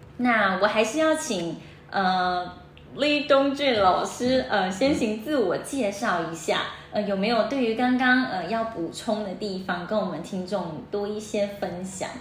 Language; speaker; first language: Chinese; native; Chinese